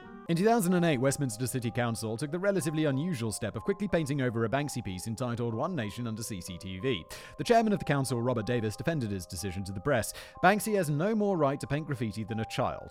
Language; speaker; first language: English; native; English